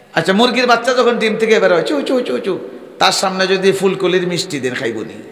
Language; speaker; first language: Bangla; native; Bangla